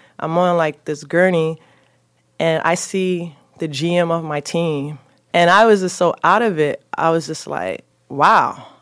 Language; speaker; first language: English; native; English